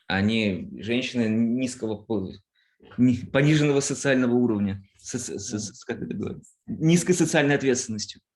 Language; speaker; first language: Russian; native; Russian